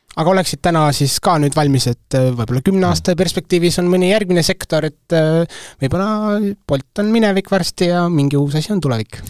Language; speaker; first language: Estonian; native; Estonian